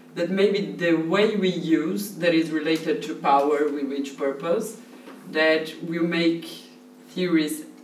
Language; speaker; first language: English; non-native, learner; Portuguese